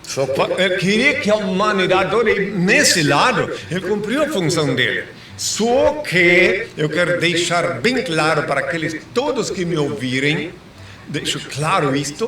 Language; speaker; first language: Portuguese; native; Portuguese